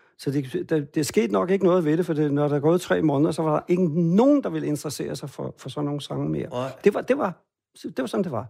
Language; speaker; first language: Danish; native; Danish